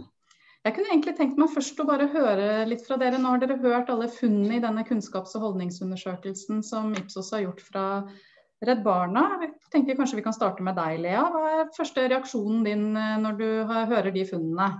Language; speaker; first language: Norwegian; native; Norwegian